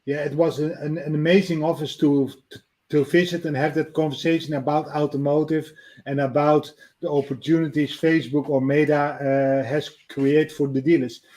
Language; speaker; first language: English; non-native, fluent; Dutch